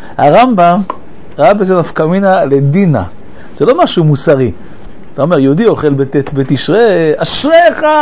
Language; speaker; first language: Hebrew; early bilingual, other home language; French